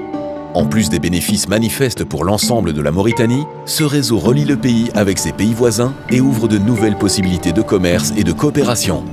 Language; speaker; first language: French; native; French